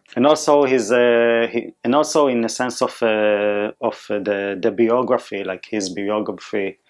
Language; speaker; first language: English; non-native, fluent; Hebrew